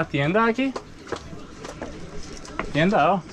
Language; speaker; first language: Spanish; non-native, learner; English